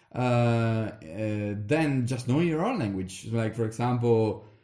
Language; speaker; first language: English; non-native, fluent; Italian